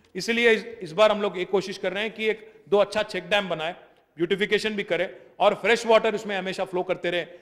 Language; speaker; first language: Hindi; non-native, local second language; Telugu